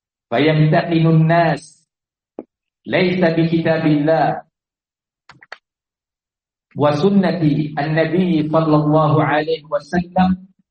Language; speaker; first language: Arabic; non-native, fluent; Indonesian